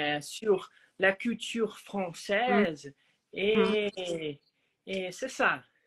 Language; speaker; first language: French; non-native, learner; Portuguese